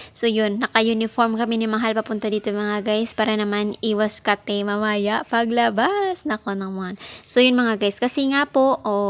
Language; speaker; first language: Filipino; non-native, local second language; Hiligaynon